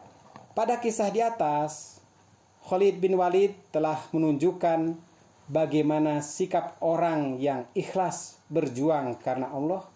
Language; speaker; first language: Indonesian; native; Indonesian